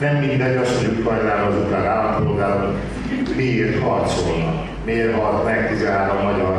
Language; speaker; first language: Hungarian; native; Hungarian